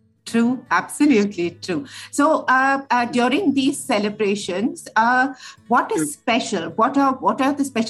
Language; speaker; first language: English; non-native, local second language; Hindi